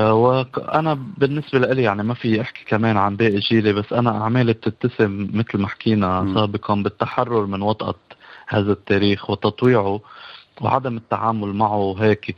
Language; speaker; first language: Arabic; native; Arabic